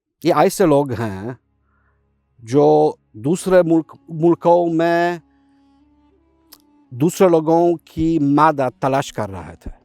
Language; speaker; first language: Hindi; non-native, fluent; Polish